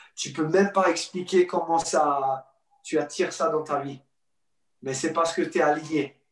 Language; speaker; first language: French; non-native, fluent; English